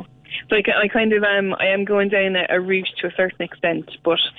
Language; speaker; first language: English; native; English